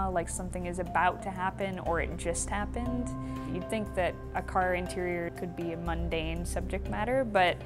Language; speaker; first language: English; native; English